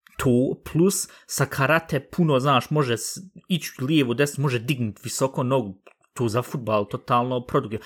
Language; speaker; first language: Bosnian; early bilingual, heritage; Bosnian